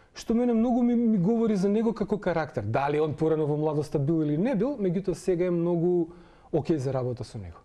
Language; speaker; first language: Macedonian; non-native, local second language; Serbian